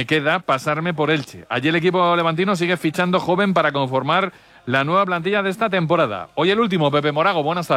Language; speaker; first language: Spanish; native; Spanish